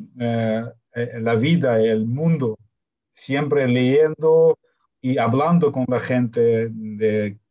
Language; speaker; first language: Spanish; non-native, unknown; Russian